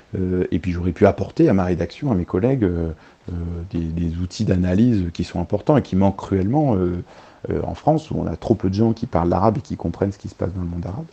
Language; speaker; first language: French; early bilingual, other home language; Arabic